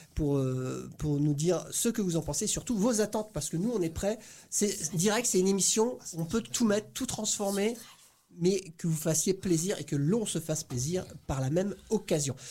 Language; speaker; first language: French; native; French